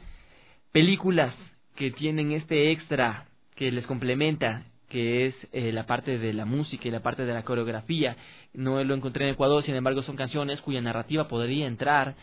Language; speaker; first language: Spanish; native; Spanish